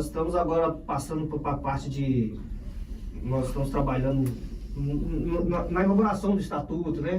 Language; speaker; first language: Portuguese; native; Portuguese